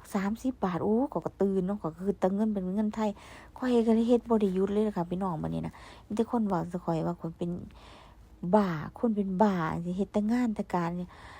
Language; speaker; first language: Thai; native; Thai